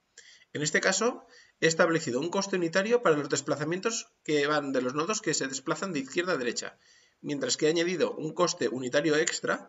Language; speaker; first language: Spanish; native; Spanish